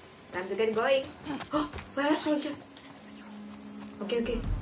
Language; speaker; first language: English; non-native, fluent; Indonesian